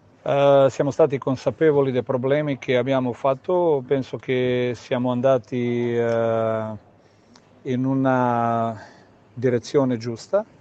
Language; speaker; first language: Italian; non-native, fluent; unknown